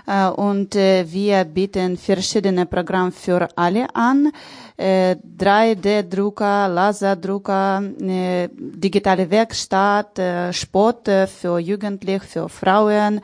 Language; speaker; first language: German; non-native, learner; Ukrainian